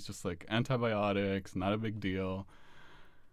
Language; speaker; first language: English; non-native, fluent; Spanish